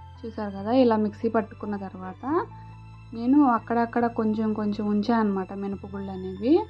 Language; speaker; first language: Telugu; native; Telugu